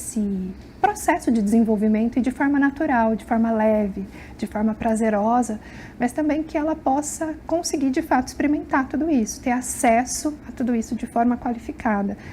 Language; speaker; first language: Portuguese; native; Portuguese